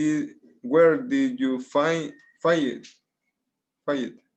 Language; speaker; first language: English; non-native, learner; Spanish